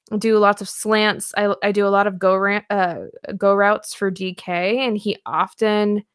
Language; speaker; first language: English; native; English